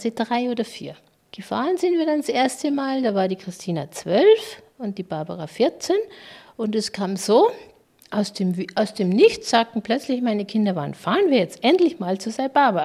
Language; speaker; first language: German; native; German